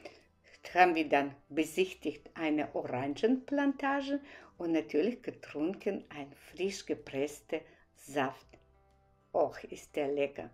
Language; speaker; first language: German; non-native, fluent; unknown